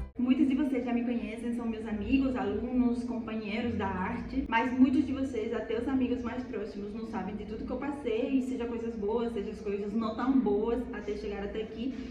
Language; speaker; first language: Portuguese; non-native, fluent; Spanish